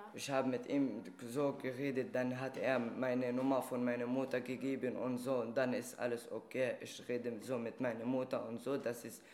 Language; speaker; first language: German; non-native, fluent; Arabic